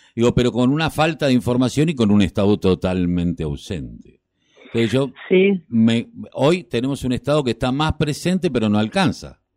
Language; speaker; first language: Spanish; native; Spanish